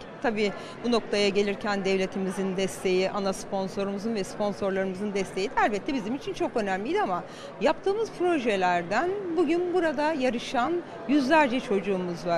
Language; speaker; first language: Turkish; native; Turkish